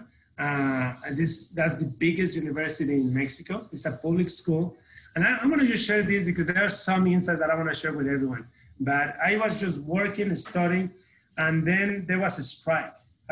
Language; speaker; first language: English; non-native, fluent; Spanish